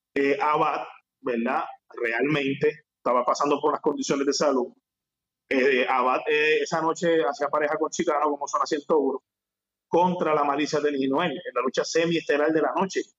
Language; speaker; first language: Spanish; native; Spanish